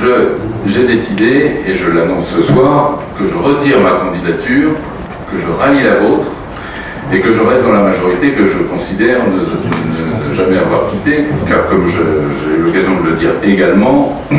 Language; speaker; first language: French; native; French